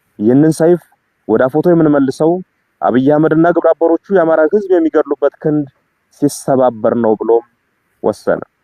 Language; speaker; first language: Amharic; native; Amharic